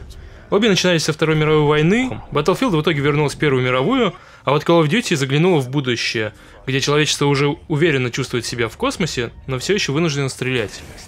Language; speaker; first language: Russian; native; Russian